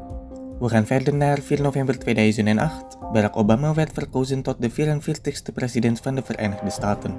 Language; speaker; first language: Dutch; non-native, fluent; Indonesian